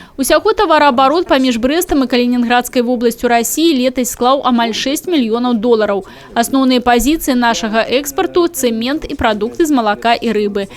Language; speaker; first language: Belarusian; native; Belarusian